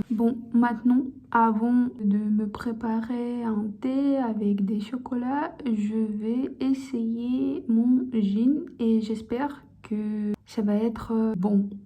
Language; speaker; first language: French; non-native, fluent; Russian